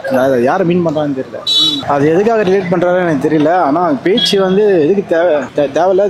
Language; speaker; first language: Tamil; native; Tamil